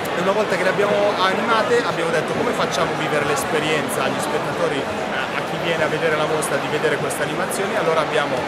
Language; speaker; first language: Italian; native; Italian